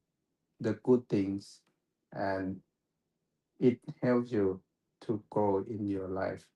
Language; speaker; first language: English; non-native, fluent; Thai